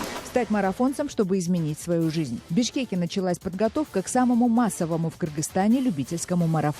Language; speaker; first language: Russian; native; Russian